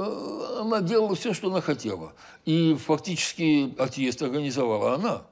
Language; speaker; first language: Russian; native; Russian